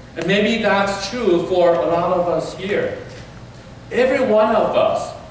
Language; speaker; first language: English; early bilingual, other home language; Chinese